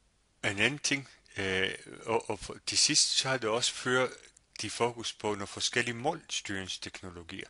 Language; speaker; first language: Danish; non-native, fluent; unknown